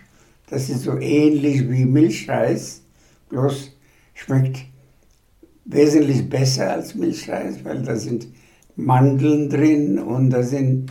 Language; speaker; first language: German; non-native, fluent; Bangla